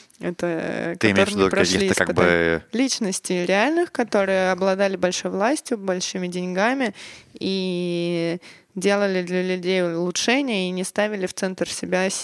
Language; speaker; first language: Russian; native; Russian